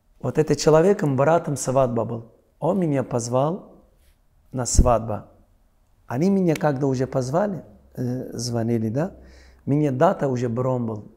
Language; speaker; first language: Russian; non-native, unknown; Turkish